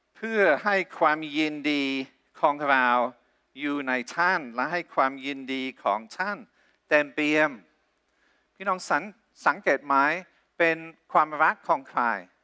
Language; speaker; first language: Thai; non-native, fluent; English